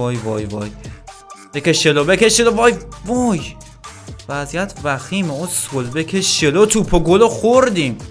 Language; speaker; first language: Persian; native; Persian